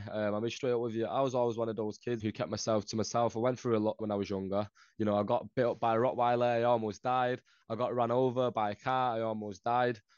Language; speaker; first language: English; early bilingual, other home language; Northeastern Thai